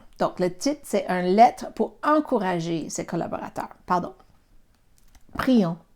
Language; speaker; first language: French; non-native, fluent; English